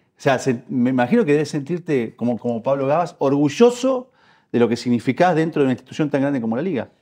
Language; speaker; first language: Spanish; native; Spanish